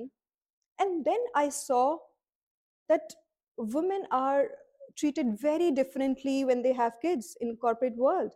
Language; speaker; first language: English; non-native, local second language; Hindi